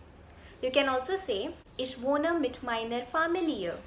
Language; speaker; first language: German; non-native, fluent; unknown